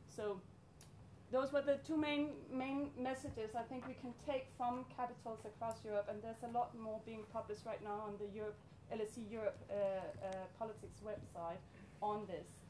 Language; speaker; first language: English; non-native, fluent; Danish